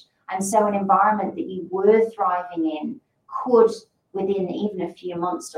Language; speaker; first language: English; native; English